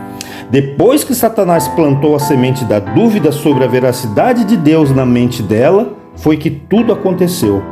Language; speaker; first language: Portuguese; native; Portuguese